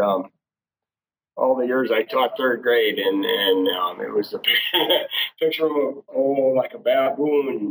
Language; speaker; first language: English; native; English